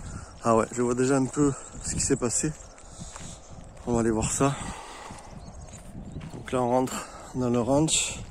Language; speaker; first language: French; native; French